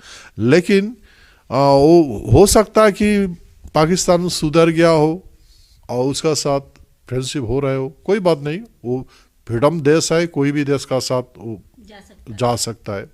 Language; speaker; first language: Hindi; non-native, local second language; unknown